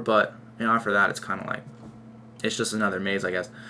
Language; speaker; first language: English; native; English